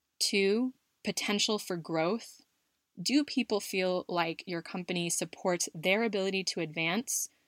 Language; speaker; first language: English; native; English